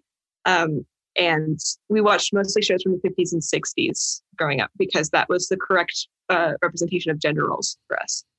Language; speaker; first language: English; native; English